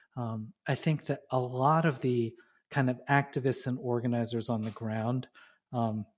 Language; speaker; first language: English; native; English